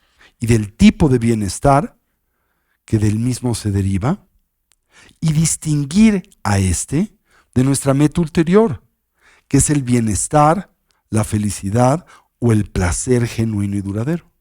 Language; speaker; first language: Spanish; native; Spanish